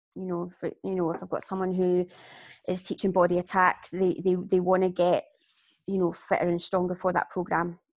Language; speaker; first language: English; native; English